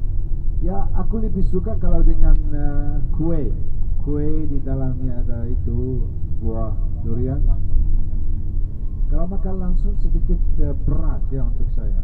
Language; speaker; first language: Indonesian; non-native, fluent; Arabic